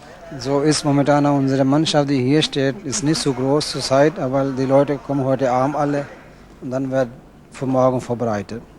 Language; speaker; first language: German; non-native, fluent; Urdu